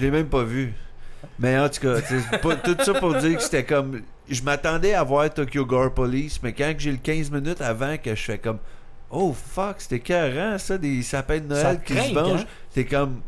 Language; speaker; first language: French; native; French